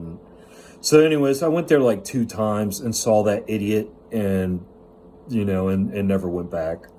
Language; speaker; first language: English; native; English